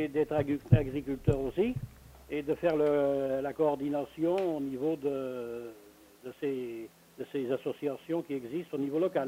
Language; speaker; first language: French; native; French